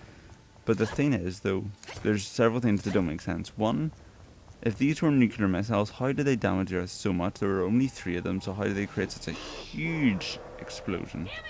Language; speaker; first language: English; native; English